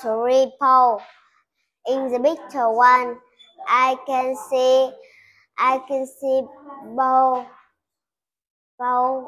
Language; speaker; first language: English; non-native, learner; Vietnamese